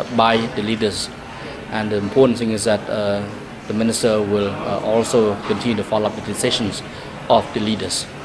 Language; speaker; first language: English; non-native, fluent; Khmer